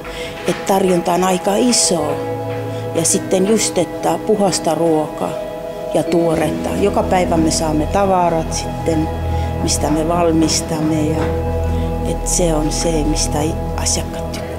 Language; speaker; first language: Finnish; non-native, fluent; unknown